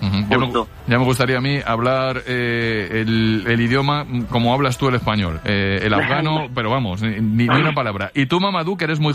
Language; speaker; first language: Spanish; native; Spanish